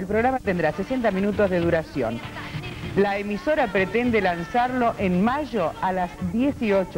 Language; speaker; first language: Spanish; native; Spanish